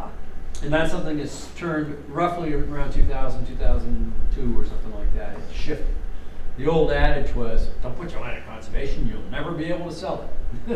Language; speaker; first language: English; native; English